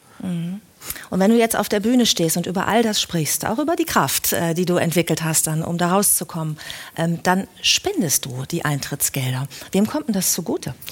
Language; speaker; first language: German; native; German